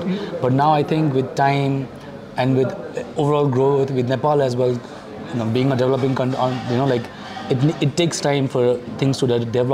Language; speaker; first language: English; non-native, local second language; Nepali